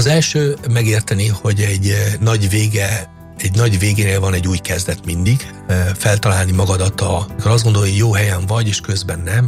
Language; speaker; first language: Hungarian; non-native, fluent; Italian